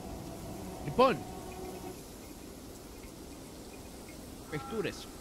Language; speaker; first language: Greek; native; Greek